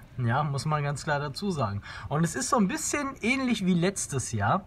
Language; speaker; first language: German; native; German